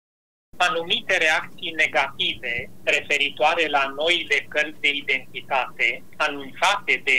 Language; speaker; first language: Romanian; native; Romanian